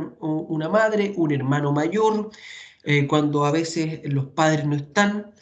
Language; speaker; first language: Spanish; native; Spanish